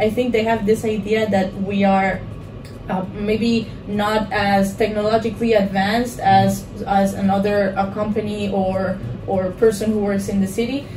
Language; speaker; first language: English; non-native, fluent; Spanish